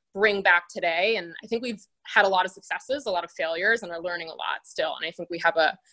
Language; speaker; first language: English; native; English